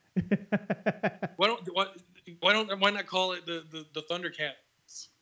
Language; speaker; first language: English; native; English